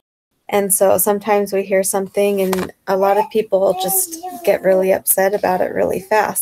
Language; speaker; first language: English; native; English